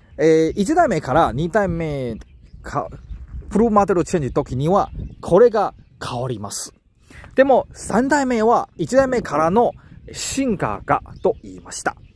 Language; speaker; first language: Japanese; non-native, learner; Chinese